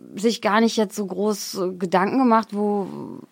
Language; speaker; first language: German; native; German